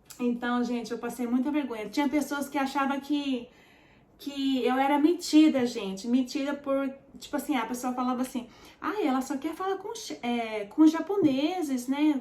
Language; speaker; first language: Portuguese; early bilingual, heritage; Portuguese